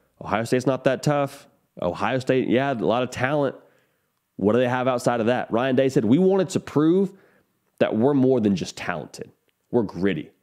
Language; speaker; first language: English; native; English